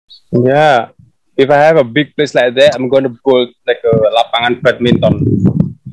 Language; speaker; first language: English; non-native, fluent; Indonesian